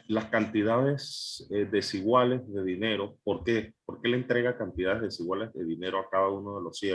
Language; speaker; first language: Spanish; native; Spanish